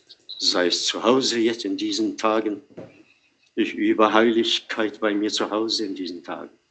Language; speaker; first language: German; non-native, fluent; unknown